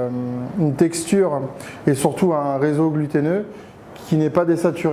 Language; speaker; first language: French; native; French